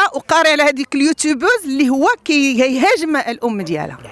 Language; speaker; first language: Arabic; native; Arabic